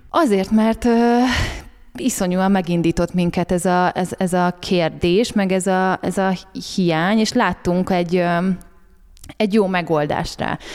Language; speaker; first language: Hungarian; native; Hungarian